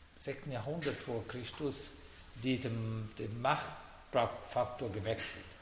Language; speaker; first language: German; non-native, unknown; Sinhala